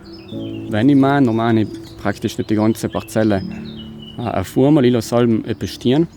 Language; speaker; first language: German; native; German